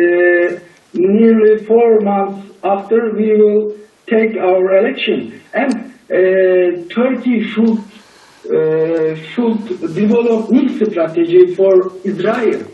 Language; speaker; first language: English; non-native, learner; Turkish